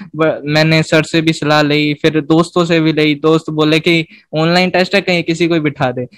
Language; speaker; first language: Hindi; native; Hindi